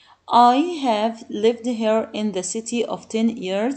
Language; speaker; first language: English; non-native, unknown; Arabic